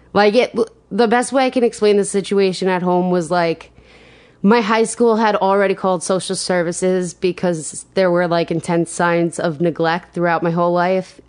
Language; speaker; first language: English; native; English